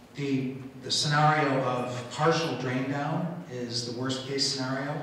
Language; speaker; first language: English; native; English